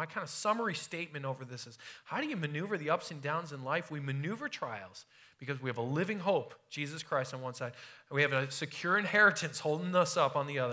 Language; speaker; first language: English; native; English